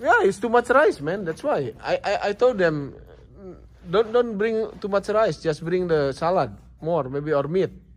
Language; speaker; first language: English; non-native, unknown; Indonesian